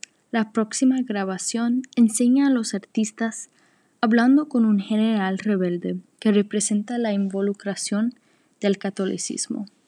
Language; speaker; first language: Spanish; non-native, fluent; English